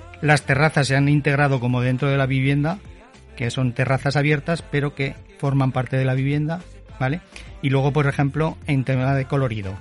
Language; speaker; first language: Spanish; native; Spanish